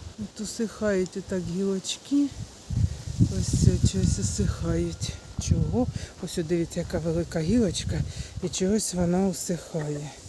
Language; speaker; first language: Ukrainian; native; Ukrainian